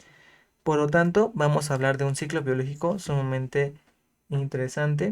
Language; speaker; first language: Spanish; native; Spanish